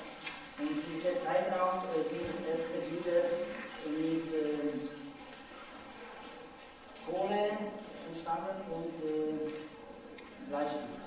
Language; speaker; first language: German; non-native, learner; Czech